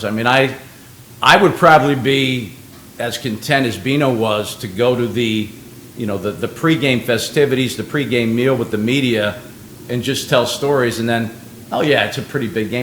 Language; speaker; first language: English; native; English